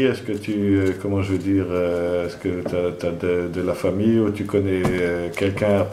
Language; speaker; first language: French; non-native, fluent; Dutch